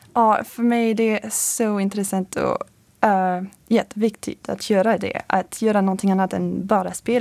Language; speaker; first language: Swedish; non-native, fluent; French